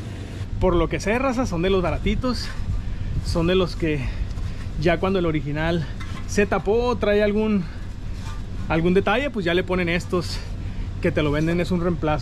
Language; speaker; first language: Spanish; native; Spanish